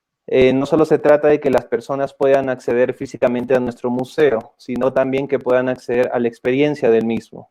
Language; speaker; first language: Spanish; native; Spanish